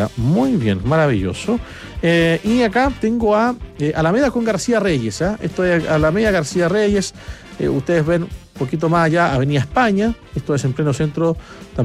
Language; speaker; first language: Spanish; native; Spanish